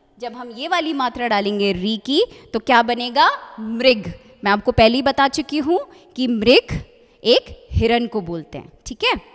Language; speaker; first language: Hindi; native; Hindi